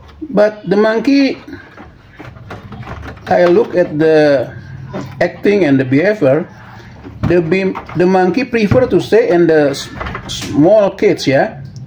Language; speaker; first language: English; non-native, learner; Indonesian